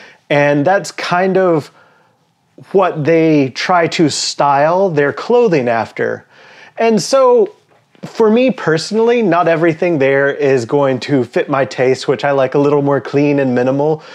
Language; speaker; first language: English; native; English